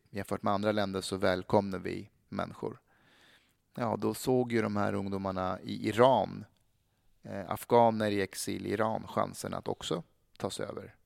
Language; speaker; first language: Swedish; early bilingual, other home language; Persian